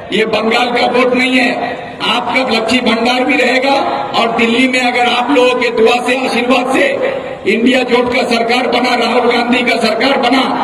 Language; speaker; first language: Hindi; non-native, local second language; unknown